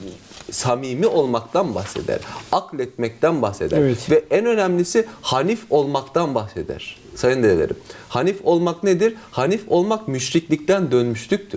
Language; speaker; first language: Turkish; native; Turkish